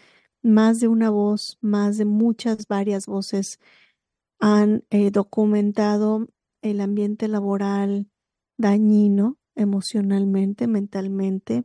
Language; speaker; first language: Spanish; native; Spanish